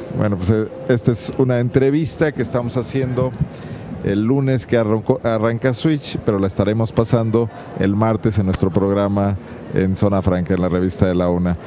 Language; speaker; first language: Spanish; native; Spanish